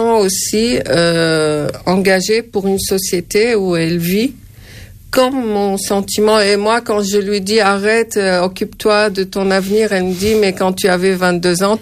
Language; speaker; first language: French; non-native, fluent; Arabic